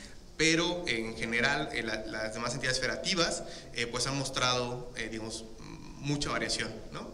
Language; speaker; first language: Spanish; native; Spanish